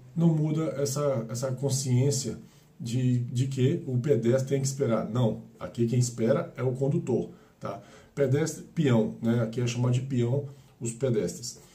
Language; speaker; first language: Portuguese; native; Portuguese